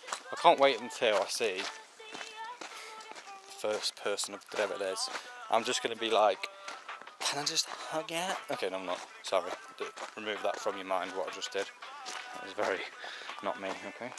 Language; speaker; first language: English; native; English